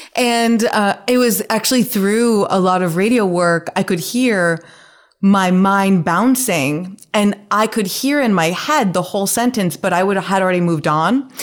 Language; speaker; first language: English; native; English